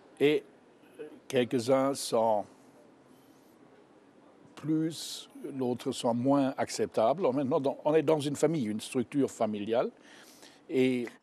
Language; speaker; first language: French; non-native, fluent; German